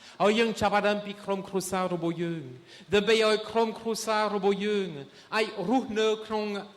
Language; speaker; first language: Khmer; non-native, fluent; French